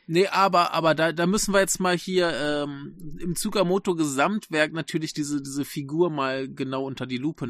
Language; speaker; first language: German; native; German